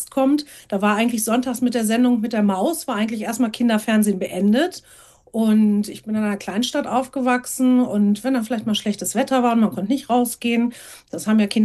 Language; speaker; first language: German; native; German